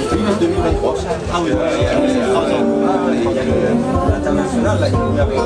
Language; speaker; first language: French; native; French